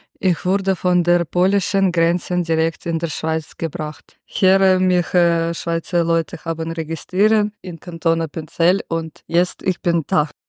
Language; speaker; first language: German; non-native, learner; Ukrainian